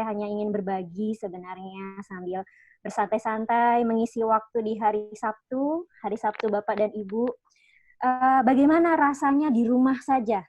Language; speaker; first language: Indonesian; native; Indonesian